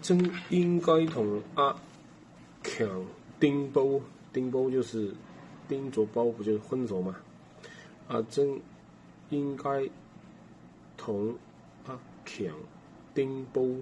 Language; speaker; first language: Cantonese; non-native, learner; Chinese